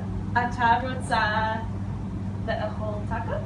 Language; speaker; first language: Hebrew; non-native, learner; English